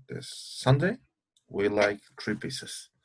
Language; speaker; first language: English; non-native, learner; Spanish